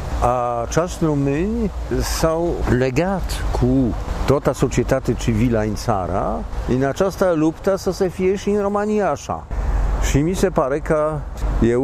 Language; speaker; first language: Romanian; non-native, fluent; Polish